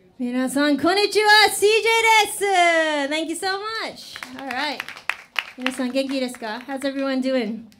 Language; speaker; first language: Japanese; non-native, learner; English